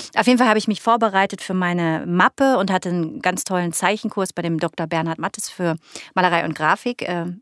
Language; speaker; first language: German; native; German